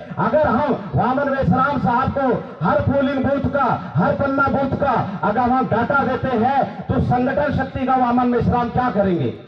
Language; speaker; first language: Hindi; non-native, local second language; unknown